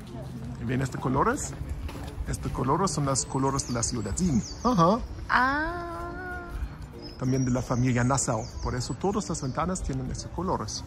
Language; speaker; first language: Spanish; non-native, learner; German